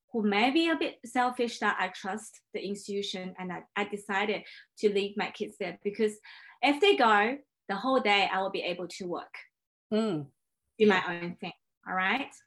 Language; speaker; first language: English; non-native, fluent; Chinese